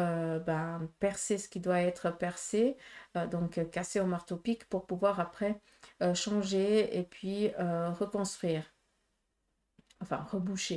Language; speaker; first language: French; native; French